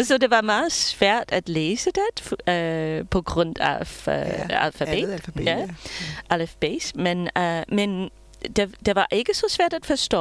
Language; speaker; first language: Danish; non-native, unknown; English